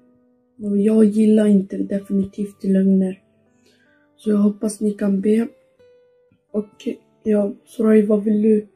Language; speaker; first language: Swedish; early bilingual, other home language; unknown